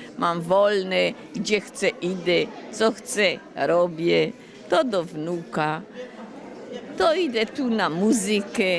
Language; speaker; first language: Polish; native; Polish